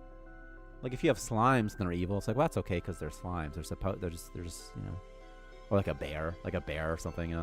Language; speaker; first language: English; native; English